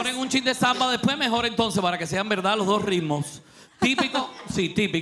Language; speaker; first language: Spanish; native; Spanish